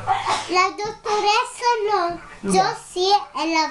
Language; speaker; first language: Spanish; early bilingual, heritage; Spanish